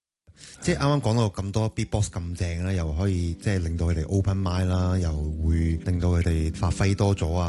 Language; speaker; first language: Cantonese; native; Cantonese